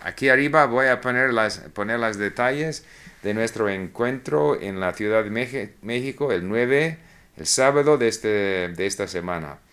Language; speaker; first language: Spanish; non-native, fluent; English